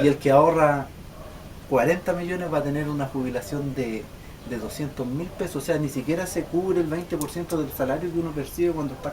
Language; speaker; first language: Spanish; native; Spanish